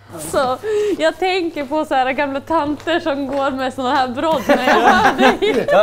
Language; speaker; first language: Swedish; native; Swedish